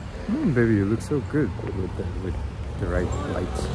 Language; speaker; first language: English; non-native, fluent; Korean